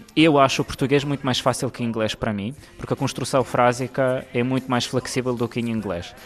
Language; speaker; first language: Portuguese; non-native, fluent; Ukrainian